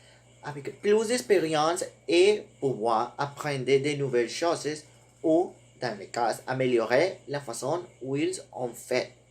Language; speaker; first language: French; non-native, learner; Spanish